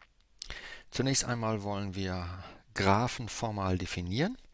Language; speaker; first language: German; native; German